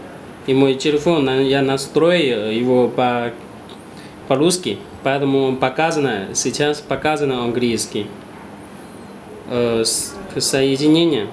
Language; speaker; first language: Russian; non-native, learner; Chinese